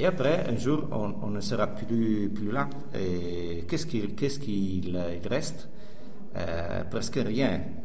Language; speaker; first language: French; non-native, local second language; Italian